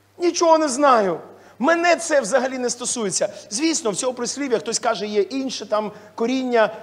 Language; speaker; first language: Ukrainian; non-native, local second language; Russian